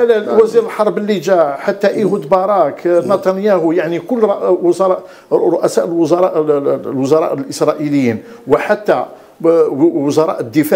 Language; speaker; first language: Arabic; native; Arabic